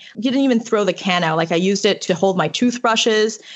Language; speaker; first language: English; early bilingual, other home language; Chinese